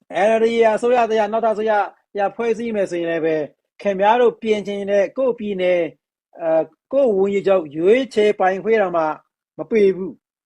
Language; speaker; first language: Burmese; native; Burmese